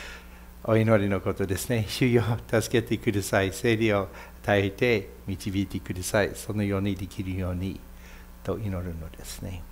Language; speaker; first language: Japanese; non-native, fluent; English